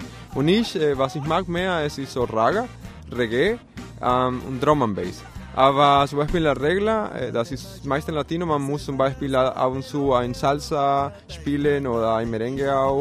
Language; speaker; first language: German; non-native, learner; Spanish